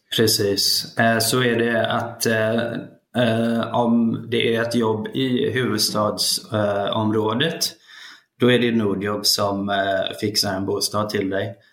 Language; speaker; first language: Swedish; early bilingual, other home language; Icelandic